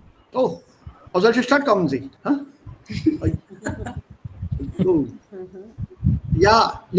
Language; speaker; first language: German; non-native, fluent; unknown